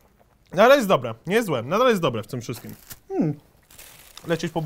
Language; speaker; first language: Polish; native; Polish